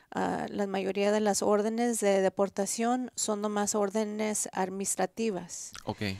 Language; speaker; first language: Spanish; early bilingual, heritage; Spanish